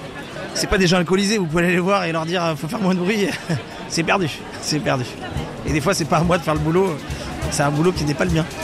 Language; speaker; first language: French; native; French